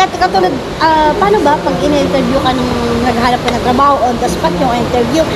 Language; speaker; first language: Filipino; non-native, local second language; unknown